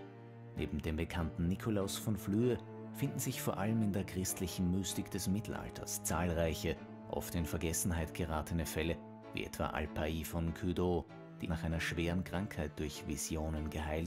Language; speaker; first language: German; native; German